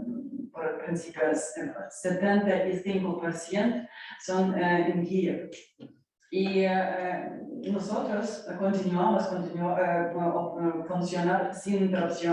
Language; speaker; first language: Spanish; non-native, learner; Ukrainian